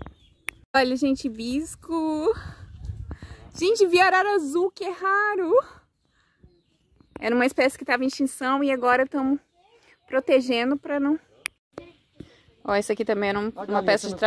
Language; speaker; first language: Portuguese; native; Portuguese